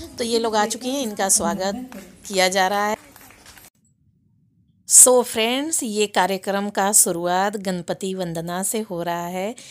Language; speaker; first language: Hindi; native; Hindi